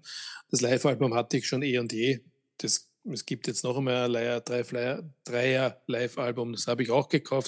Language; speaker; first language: German; native; German